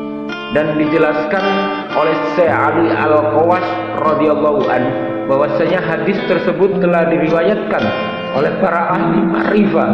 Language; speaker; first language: Indonesian; native; Indonesian